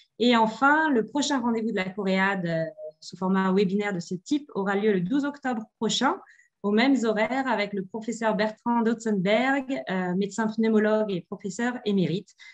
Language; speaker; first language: French; native; French